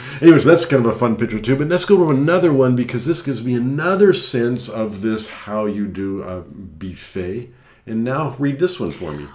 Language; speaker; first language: English; native; English